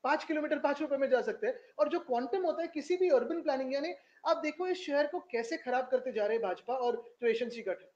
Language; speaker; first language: Hindi; non-native, local second language; Marathi